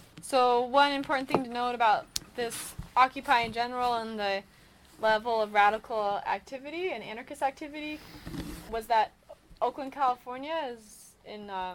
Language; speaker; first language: English; native; English